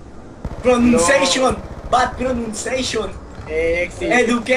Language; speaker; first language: English; non-native, learner; Spanish